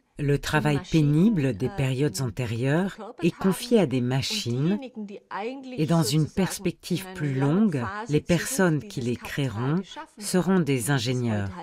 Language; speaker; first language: French; native; French